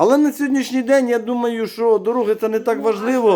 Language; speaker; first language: Ukrainian; native; Ukrainian